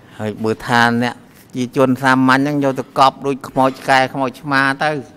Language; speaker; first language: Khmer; native; Khmer